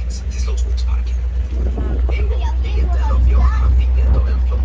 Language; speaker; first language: Swedish; native; Swedish